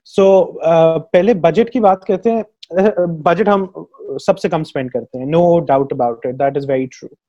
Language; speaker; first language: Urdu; non-native, local second language; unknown